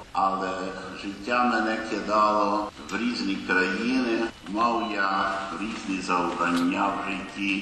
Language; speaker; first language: Ukrainian; early bilingual, heritage; Ukrainian